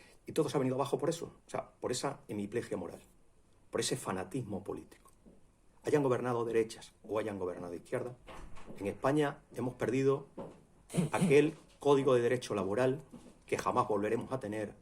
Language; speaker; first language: Spanish; native; Spanish